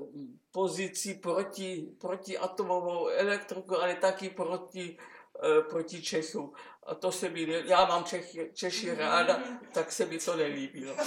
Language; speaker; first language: Czech; non-native, local second language; German